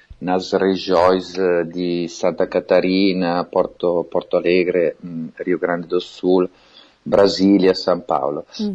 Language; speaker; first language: Portuguese; non-native, fluent; Italian